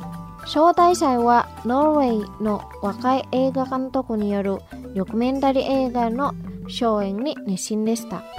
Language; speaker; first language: Japanese; non-native, fluent; Indonesian